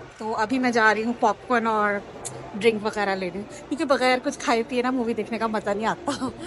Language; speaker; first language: Urdu; native; Urdu